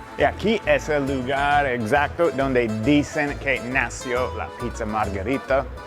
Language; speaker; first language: Spanish; non-native, fluent; English